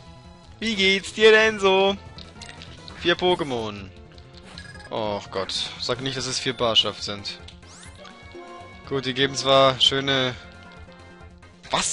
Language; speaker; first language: German; native; German